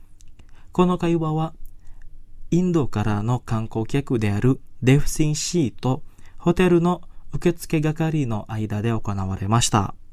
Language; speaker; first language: Japanese; non-native, fluent; Indonesian